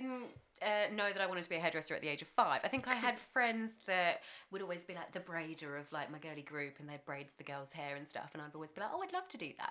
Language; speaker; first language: English; native; English